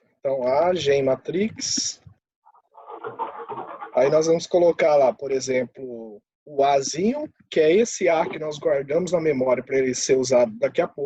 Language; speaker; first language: Portuguese; native; Portuguese